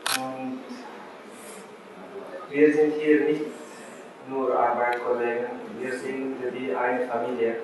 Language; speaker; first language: German; non-native, learner; Arabic